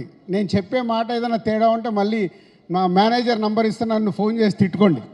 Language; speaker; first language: Telugu; native; Telugu